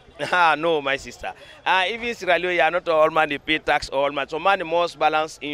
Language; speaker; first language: English; non-native, local second language; Krio